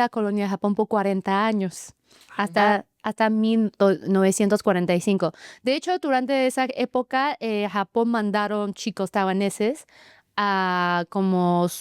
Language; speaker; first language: Spanish; non-native, fluent; Chinese